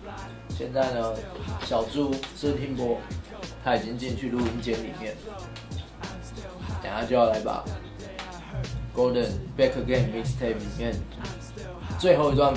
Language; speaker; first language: Chinese; native; Chinese